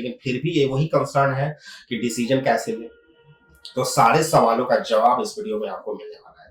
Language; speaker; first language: Hindi; native; Hindi